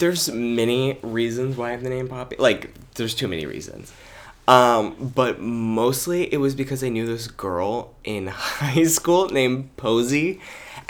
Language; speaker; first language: English; native; English